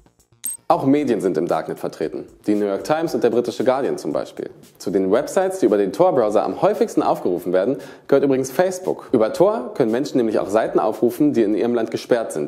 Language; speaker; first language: German; native; German